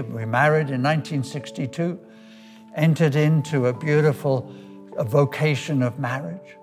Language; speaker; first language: English; native; English